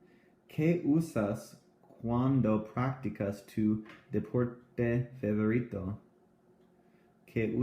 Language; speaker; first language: Spanish; non-native, fluent; English